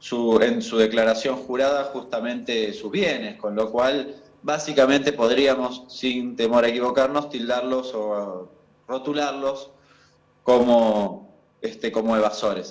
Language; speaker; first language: Spanish; native; Spanish